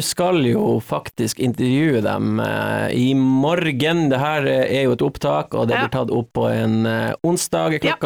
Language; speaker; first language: Norwegian; native; Norwegian